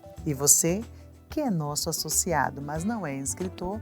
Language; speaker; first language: Portuguese; native; Portuguese